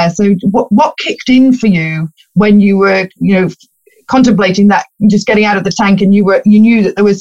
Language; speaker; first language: English; native; English